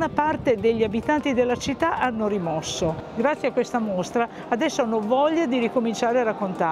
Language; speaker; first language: Italian; native; Italian